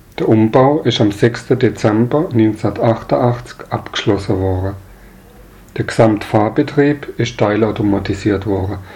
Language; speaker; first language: German; native; German